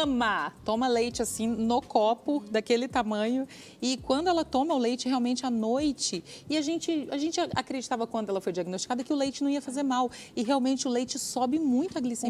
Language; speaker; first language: Portuguese; native; Portuguese